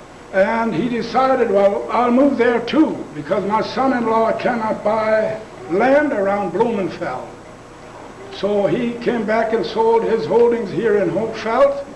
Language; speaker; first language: English; non-native, local second language; Plautdietsch